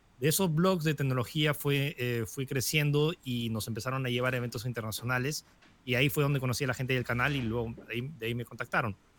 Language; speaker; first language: Spanish; early bilingual, other home language; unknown